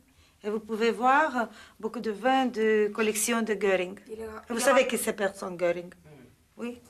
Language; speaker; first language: French; non-native, fluent; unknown